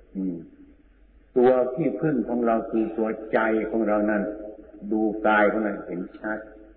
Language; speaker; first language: Thai; non-native, local second language; Northeastern Thai